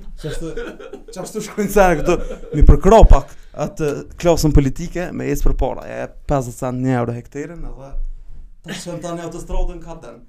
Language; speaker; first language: Albanian; native; Albanian